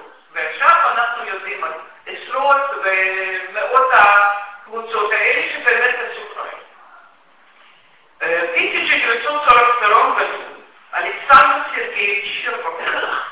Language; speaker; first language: Hebrew; non-native, fluent; Russian